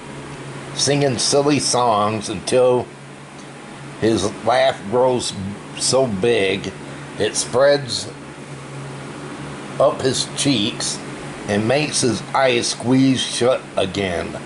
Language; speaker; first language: English; native; English